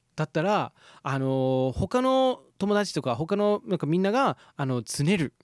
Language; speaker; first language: Japanese; non-native, fluent; English